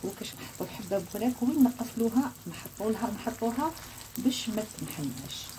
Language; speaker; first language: Arabic; native; Arabic